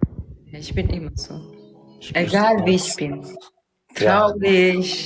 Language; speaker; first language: German; non-native, learner; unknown